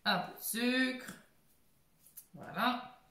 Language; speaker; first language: French; native; French